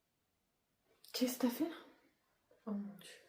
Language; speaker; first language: French; native; French